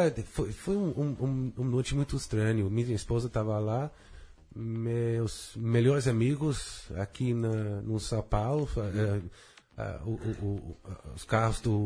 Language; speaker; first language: Portuguese; non-native, fluent; English